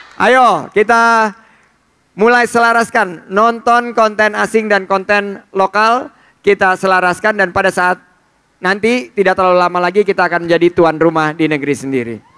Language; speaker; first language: Indonesian; native; Indonesian